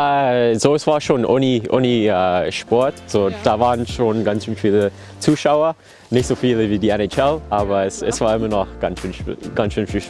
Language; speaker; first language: German; early bilingual, heritage; German